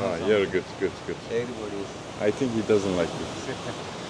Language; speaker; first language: English; non-native, learner; Turkish